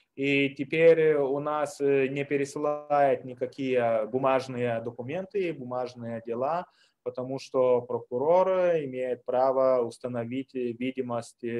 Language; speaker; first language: Russian; non-native, fluent; Lithuanian